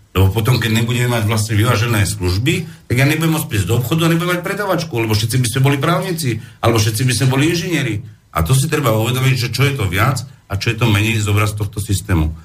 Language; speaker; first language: Slovak; non-native, fluent; Arabic